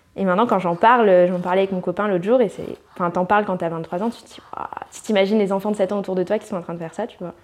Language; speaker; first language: French; native; French